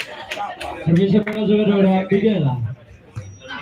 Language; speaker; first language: Portuguese; non-native, local second language; Tetum